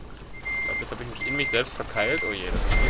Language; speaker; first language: German; native; German